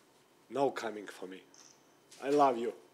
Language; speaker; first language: English; non-native, learner; Russian